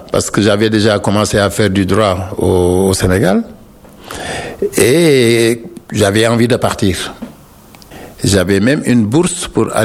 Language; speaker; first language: French; non-native, local second language; Wolof